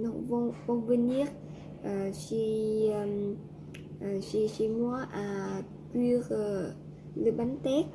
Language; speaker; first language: French; non-native, learner; Vietnamese